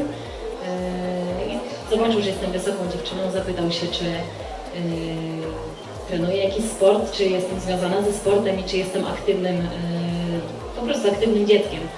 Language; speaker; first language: Polish; native; Polish